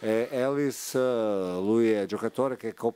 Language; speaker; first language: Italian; non-native, fluent; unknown